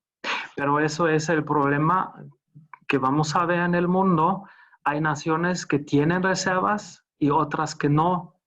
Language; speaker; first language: Spanish; non-native, fluent; German